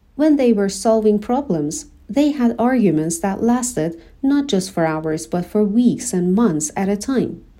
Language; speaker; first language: English; non-native, fluent; Persian